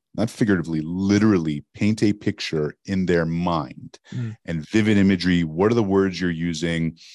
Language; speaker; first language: English; native; English